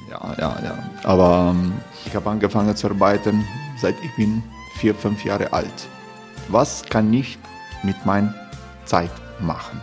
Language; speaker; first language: German; non-native, learner; Croatian